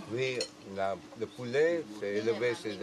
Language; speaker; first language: French; non-native, fluent; Vietnamese